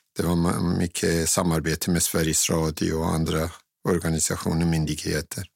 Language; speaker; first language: Swedish; non-native, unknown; Persian